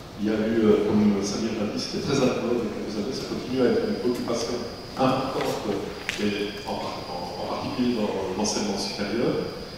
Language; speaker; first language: French; native; French